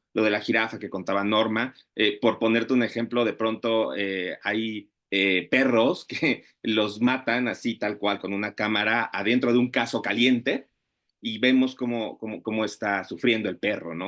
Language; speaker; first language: Spanish; native; Spanish